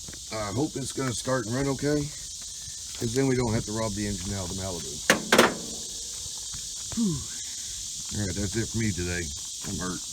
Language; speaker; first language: English; native; English